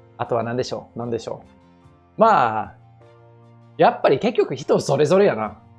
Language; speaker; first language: Japanese; non-native, fluent; English